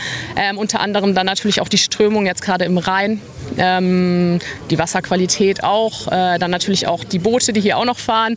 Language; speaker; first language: German; native; German